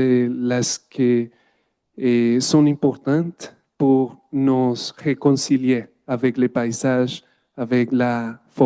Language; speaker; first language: French; non-native, learner; Spanish